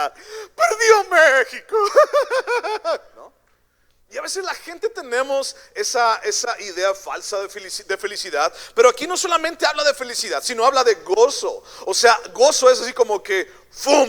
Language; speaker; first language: Spanish; native; Spanish